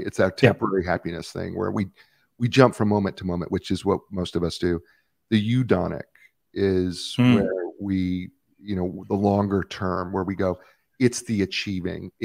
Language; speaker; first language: English; native; English